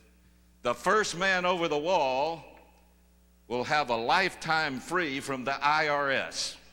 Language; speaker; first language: English; native; English